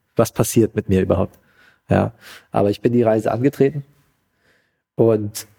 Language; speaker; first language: German; native; German